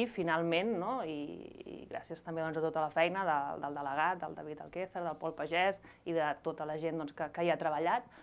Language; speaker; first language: Catalan; native; Catalan